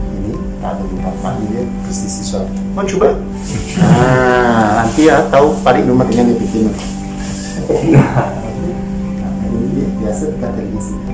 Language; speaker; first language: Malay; non-native, local second language; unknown